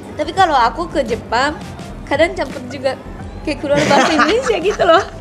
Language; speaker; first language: Indonesian; non-native, fluent; Japanese